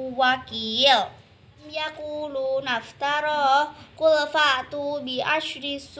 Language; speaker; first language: Arabic; non-native, learner; Indonesian